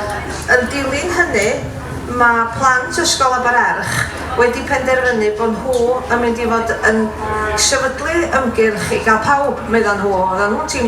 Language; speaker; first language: Welsh; native; Welsh